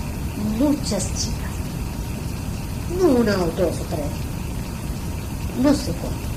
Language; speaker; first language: Spanish; non-native, learner; Arabic